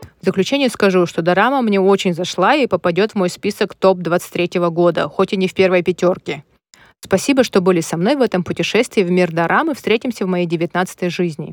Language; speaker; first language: Russian; native; Russian